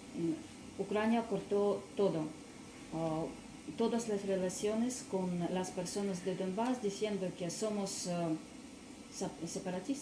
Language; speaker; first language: Spanish; non-native, learner; Russian